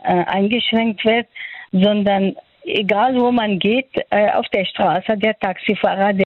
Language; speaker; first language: German; non-native, fluent; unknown